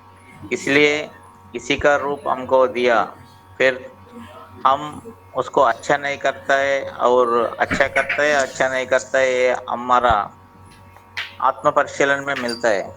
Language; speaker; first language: Hindi; non-native, local second language; Telugu